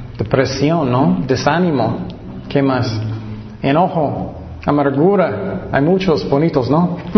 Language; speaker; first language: Spanish; non-native, fluent; English